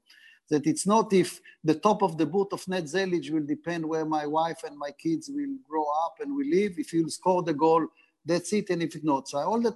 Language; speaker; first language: English; non-native, fluent; Hebrew